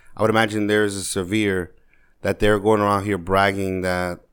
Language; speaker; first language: English; native; English